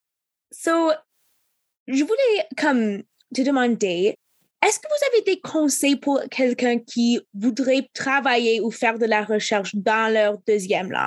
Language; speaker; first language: French; non-native, local second language; English